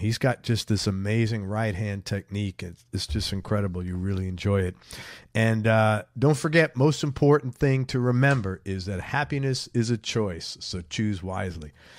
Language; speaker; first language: English; native; English